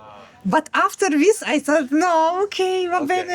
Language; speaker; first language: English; non-native, learner; Russian